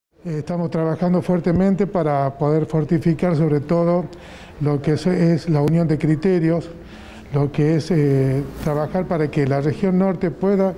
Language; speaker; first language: Spanish; native; Spanish